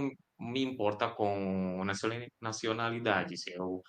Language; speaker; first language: Portuguese; non-native, fluent; Indonesian